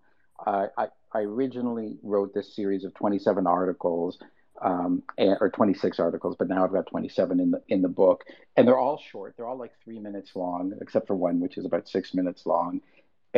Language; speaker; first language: English; native; English